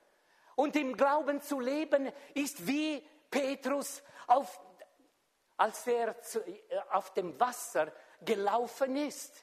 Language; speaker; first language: German; non-native, fluent; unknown